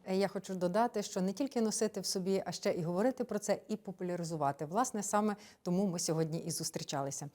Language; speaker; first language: Ukrainian; native; Ukrainian